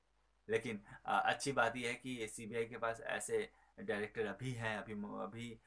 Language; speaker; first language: Hindi; native; Hindi